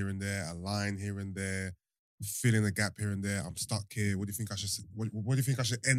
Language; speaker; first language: English; native; English